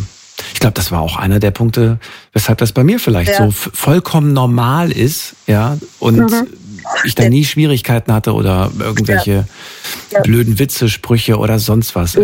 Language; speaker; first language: German; native; German